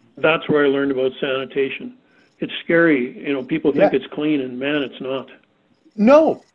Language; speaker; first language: English; native; English